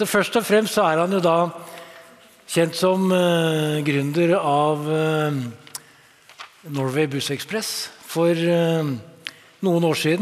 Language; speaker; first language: Norwegian; native; Norwegian